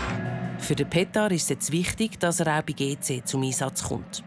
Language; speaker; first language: German; native; German